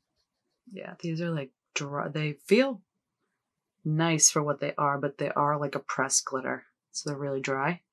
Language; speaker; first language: English; native; English